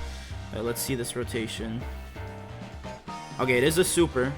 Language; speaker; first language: English; native; English